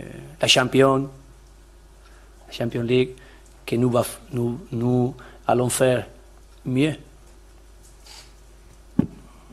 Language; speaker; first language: French; non-native, learner; Spanish